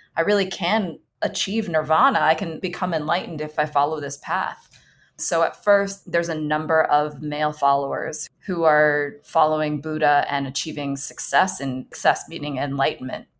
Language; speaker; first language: English; early bilingual, other home language; Chinese